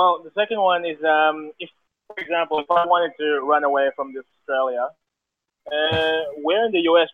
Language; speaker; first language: English; native; English